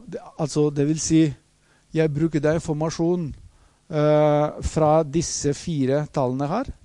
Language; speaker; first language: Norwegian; non-native, fluent; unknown